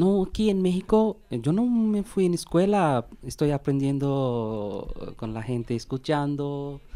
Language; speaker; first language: Spanish; non-native, learner; Bangla